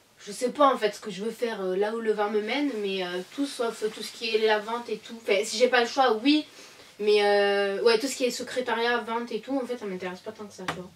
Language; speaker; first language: French; early bilingual, other home language; Arabic